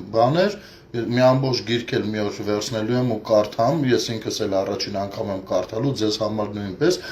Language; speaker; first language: Armenian; native; Armenian